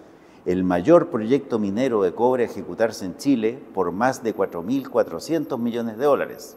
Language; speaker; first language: Spanish; native; Spanish